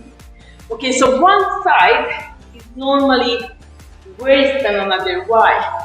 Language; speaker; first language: English; non-native, fluent; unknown